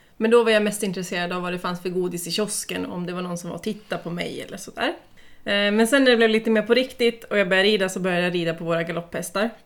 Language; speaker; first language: Swedish; native; Swedish